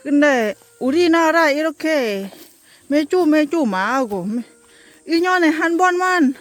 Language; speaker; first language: Korean; non-native, learner; Lao